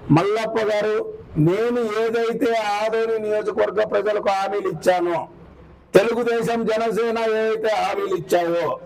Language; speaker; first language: Telugu; native; Telugu